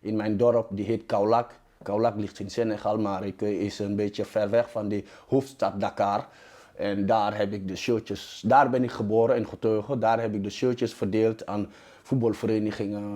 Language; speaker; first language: Dutch; non-native, fluent; Wolof